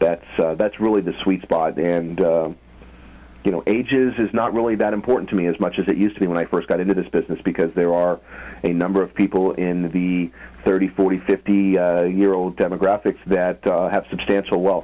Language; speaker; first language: English; native; English